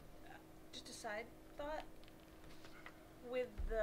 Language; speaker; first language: English; native; English